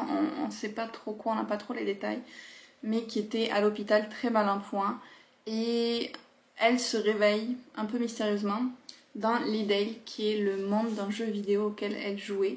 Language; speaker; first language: French; native; French